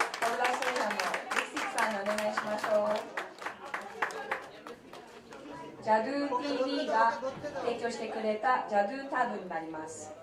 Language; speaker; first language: Japanese; non-native, fluent; Bangla